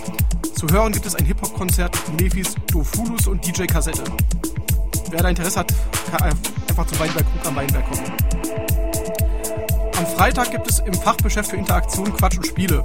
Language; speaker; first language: German; native; German